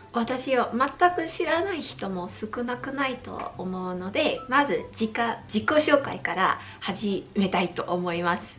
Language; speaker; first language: Japanese; non-native, fluent; Dutch